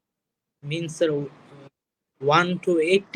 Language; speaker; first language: English; non-native, learner; Bangla